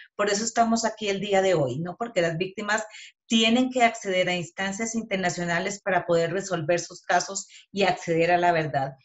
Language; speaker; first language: Spanish; native; Spanish